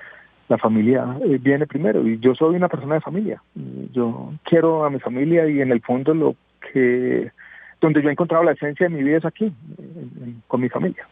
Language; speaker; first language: Spanish; native; Spanish